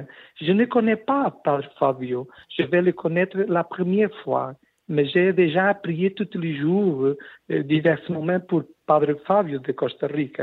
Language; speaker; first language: French; non-native, learner; Portuguese